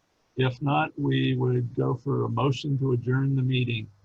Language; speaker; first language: English; native; English